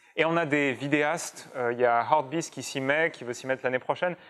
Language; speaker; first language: French; native; French